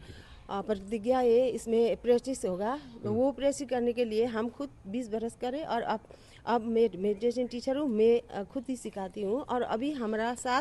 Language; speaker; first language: Hindi; non-native, learner; Nepali